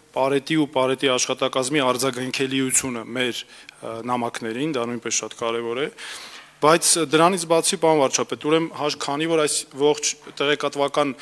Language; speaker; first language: Armenian; native; Armenian